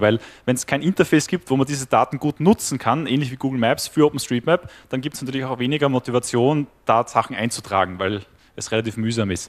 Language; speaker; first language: German; native; German